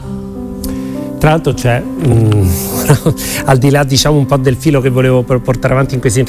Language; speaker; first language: Italian; native; Italian